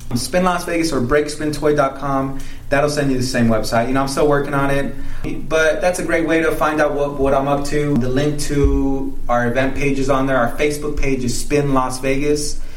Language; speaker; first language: English; early bilingual, other home language; Spanish